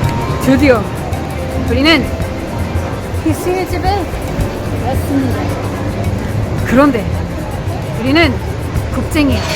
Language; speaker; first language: Korean; non-native, learner; English